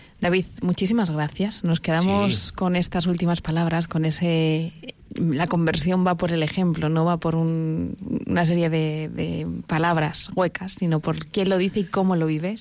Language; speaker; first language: Spanish; native; Spanish